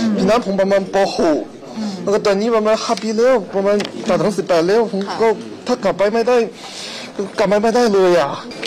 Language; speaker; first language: Thai; early bilingual, other home language; Chinese